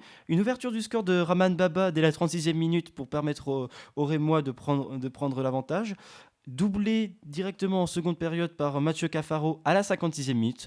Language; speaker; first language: French; native; French